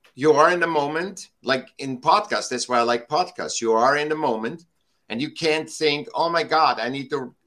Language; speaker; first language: English; non-native, fluent; German